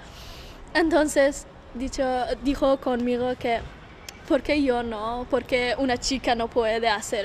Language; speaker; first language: Spanish; non-native, learner; Persian